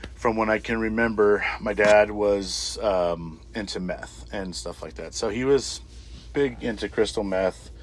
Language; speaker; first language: English; native; English